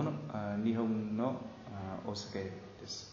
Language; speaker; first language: Japanese; non-native, learner; Vietnamese